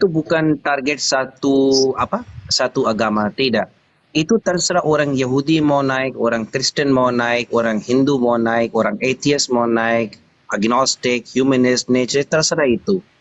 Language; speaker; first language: Indonesian; non-native, learner; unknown